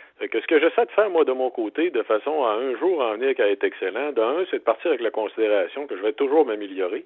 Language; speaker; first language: French; native; French